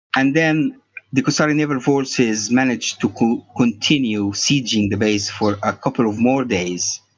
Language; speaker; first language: English; non-native, fluent; Arabic